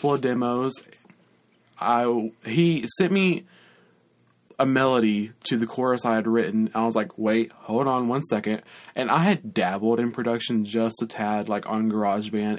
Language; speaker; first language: English; native; English